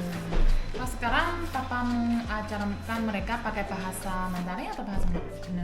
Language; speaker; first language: Indonesian; non-native, fluent; Chinese